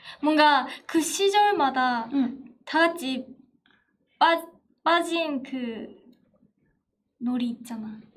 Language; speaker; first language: Korean; non-native, fluent; Japanese